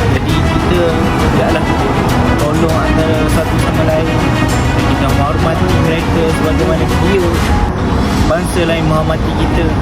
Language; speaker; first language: Malay; native; Malay